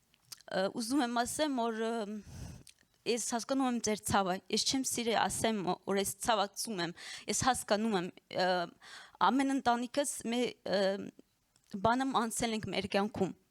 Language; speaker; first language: Armenian; early bilingual, heritage; Armenian